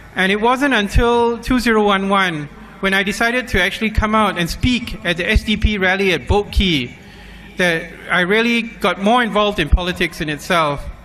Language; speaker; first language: English; native; English